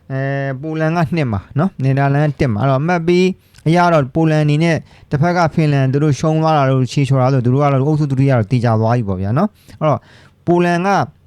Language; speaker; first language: Burmese; native; Burmese